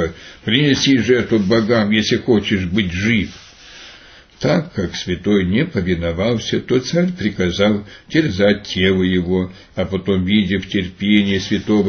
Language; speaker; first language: Russian; native; Russian